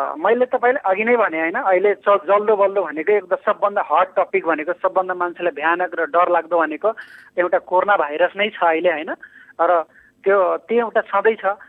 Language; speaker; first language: Nepali; non-native, local second language; Bhojpuri